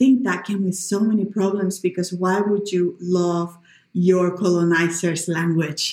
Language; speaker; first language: English; non-native, fluent; Spanish